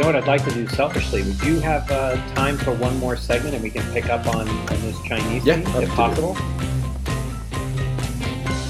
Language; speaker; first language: English; native; English